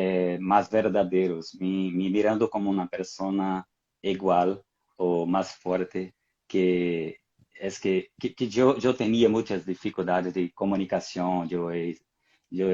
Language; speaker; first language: Spanish; non-native, fluent; Portuguese